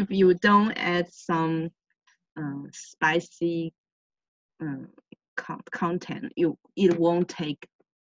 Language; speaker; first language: English; non-native, learner; Chinese